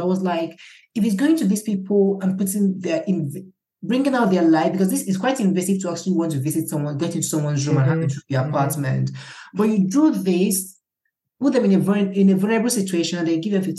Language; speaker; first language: English; non-native, local second language; Igbo